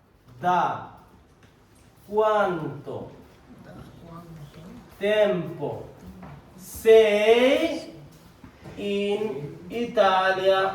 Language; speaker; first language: Italian; non-native, fluent; Bangla